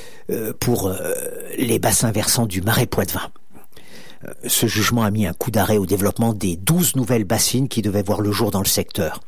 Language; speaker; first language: French; native; French